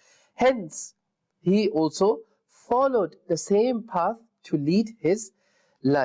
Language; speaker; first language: English; non-native, local second language; Urdu